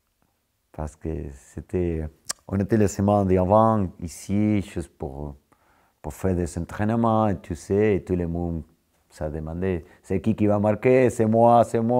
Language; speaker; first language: French; non-native, fluent; Spanish